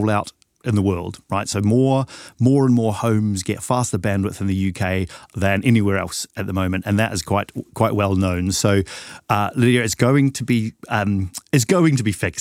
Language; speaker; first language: English; native; English